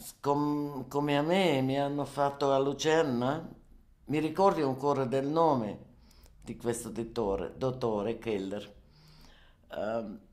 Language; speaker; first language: Italian; non-native, learner; German